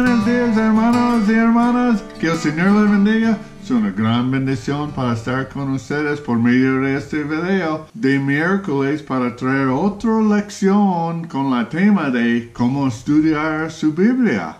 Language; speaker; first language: Spanish; non-native, learner; English